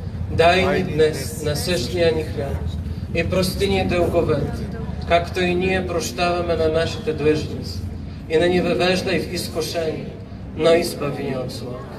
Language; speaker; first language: Bulgarian; non-native, fluent; Polish